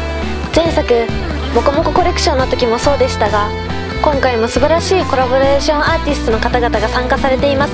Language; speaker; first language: Japanese; native; Japanese